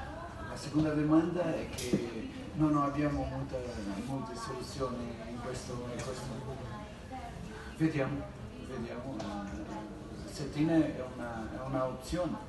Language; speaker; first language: Italian; non-native, learner; Portuguese